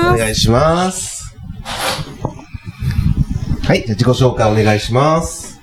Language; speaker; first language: Japanese; native; Japanese